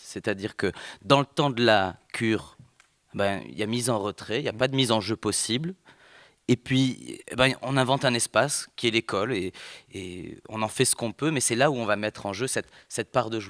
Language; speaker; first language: French; native; French